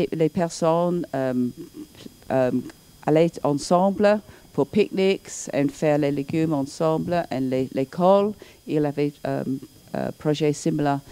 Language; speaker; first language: French; non-native, learner; English